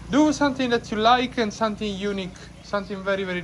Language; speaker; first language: English; non-native, fluent; Italian